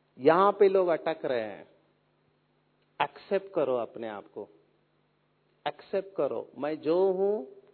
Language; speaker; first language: Hindi; non-native, local second language; Marathi